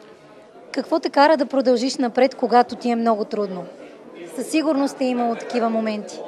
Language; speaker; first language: Bulgarian; native; Bulgarian